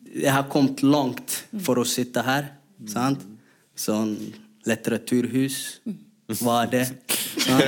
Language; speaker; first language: Norwegian; non-native, fluent; Swahili